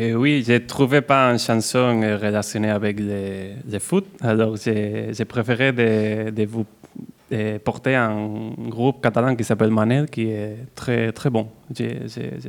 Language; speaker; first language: French; non-native, fluent; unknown